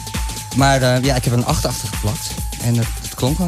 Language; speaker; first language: Dutch; native; Dutch